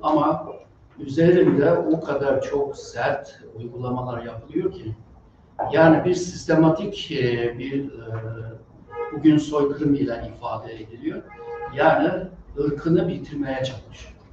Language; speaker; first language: Turkish; non-native, fluent; Uyghur